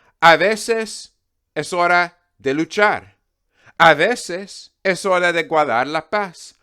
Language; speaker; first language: Spanish; non-native, fluent; English